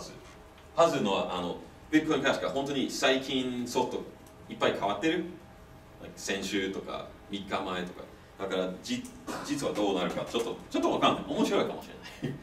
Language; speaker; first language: Japanese; non-native, fluent; English